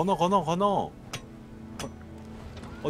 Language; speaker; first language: Korean; native; Korean